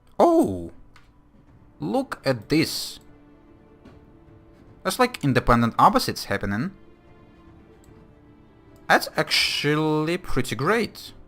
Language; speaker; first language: English; non-native, fluent; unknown